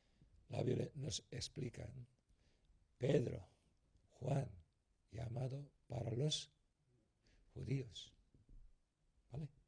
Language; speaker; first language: Spanish; non-native, learner; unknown